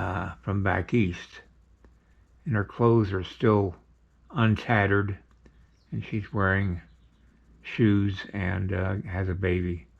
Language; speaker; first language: English; native; English